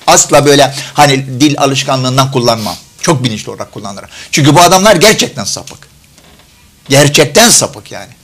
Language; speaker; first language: Turkish; non-native, fluent; Arabic